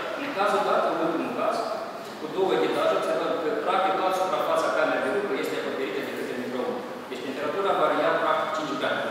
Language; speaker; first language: Romanian; native; Romanian